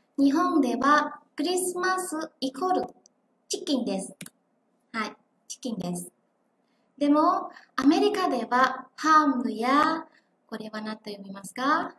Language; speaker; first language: Japanese; non-native, fluent; Vietnamese